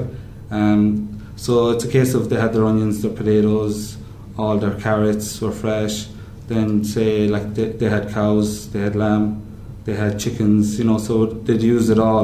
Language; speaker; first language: English; native; English